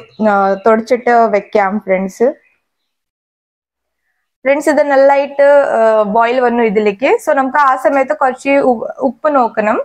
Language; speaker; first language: Malayalam; non-native, learner; Hindi